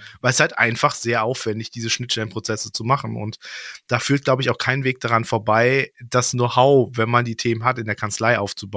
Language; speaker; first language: German; native; German